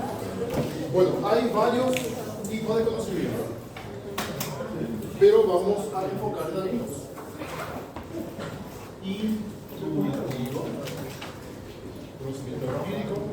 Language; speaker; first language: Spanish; non-native, fluent; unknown